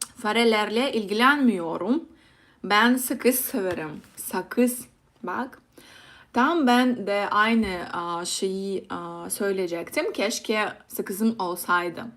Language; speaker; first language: Turkish; non-native, learner; Russian